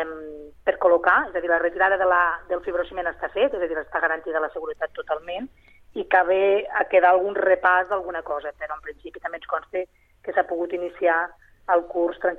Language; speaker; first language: Catalan; native; Catalan